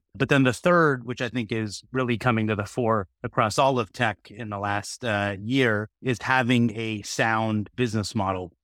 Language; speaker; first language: English; native; English